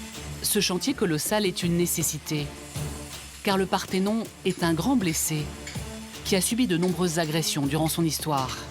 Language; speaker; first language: French; native; French